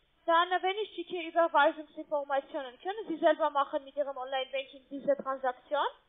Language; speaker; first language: German; non-native, learner; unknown